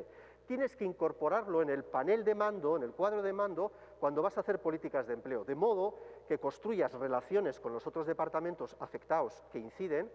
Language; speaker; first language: Spanish; native; Spanish